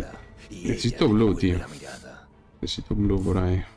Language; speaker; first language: Spanish; native; Spanish